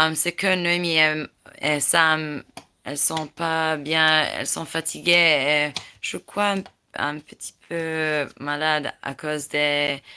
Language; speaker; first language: French; non-native, learner; English